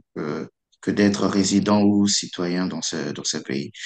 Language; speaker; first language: French; non-native, local second language; Lingala